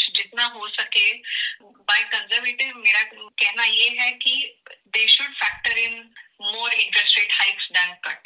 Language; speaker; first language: Hindi; native; Hindi